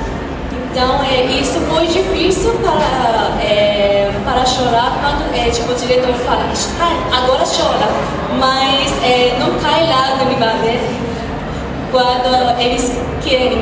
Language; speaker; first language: Portuguese; non-native, fluent; Japanese